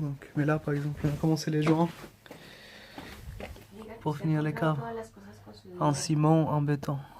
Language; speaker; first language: French; early bilingual, other home language; Spanish